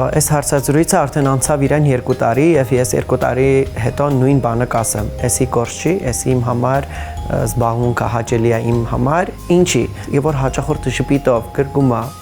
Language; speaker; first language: Armenian; native; Armenian